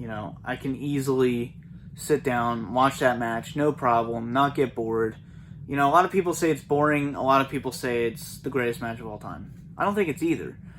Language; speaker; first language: English; native; English